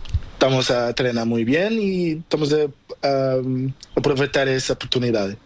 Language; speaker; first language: Spanish; non-native, learner; Portuguese